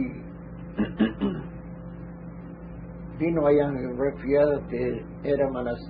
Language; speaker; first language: Spanish; early bilingual, heritage; Ladino